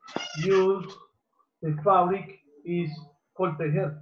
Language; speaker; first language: English; non-native, learner; Spanish